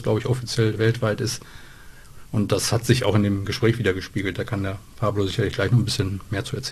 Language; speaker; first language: German; native; German